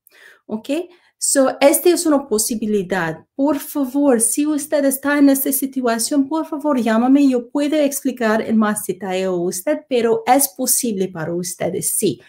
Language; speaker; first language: Spanish; non-native, learner; English